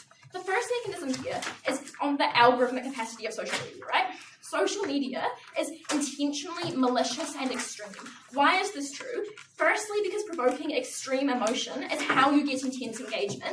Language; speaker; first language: English; native; English